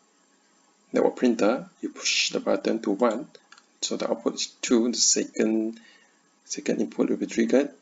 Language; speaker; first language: English; non-native, learner; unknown